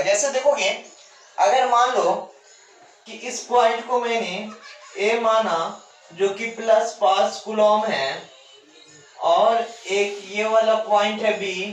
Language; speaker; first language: Hindi; native; Hindi